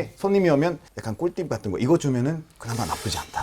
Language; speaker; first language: Korean; non-native, fluent; Spanish